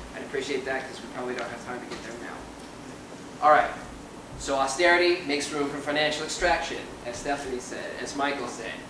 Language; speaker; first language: English; native; English